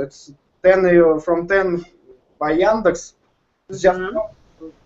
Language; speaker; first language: English; non-native, learner; Russian